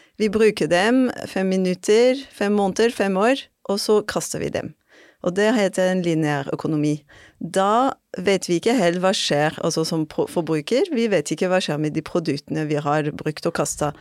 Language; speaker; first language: Norwegian; non-native, fluent; French